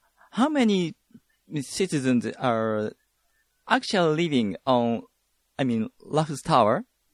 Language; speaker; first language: English; non-native, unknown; Japanese